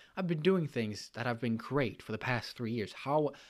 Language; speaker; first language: English; non-native, fluent; Swedish